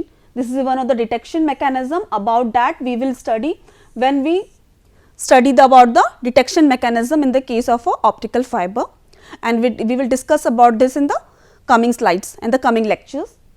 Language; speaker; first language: English; non-native, local second language; Hindi